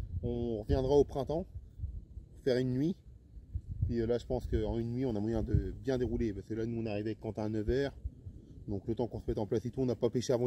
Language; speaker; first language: French; native; French